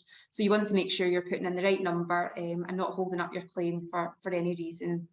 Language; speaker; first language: English; native; English